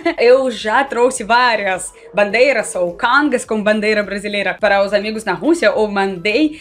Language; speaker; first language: Portuguese; non-native, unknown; Russian